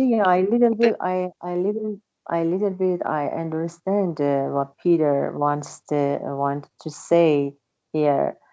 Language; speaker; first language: English; non-native, learner; Persian